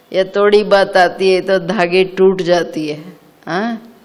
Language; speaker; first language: Hindi; non-native, local second language; Kannada